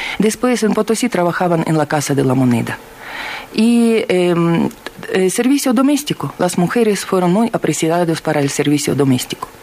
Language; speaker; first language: Spanish; non-native, fluent; Russian